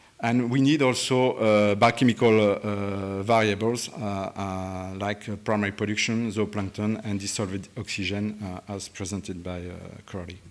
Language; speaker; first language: English; non-native, fluent; French